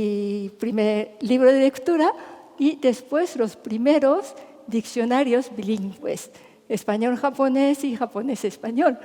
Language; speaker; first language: Spanish; non-native, fluent; Japanese